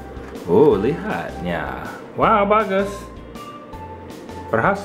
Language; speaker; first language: Indonesian; non-native, fluent; English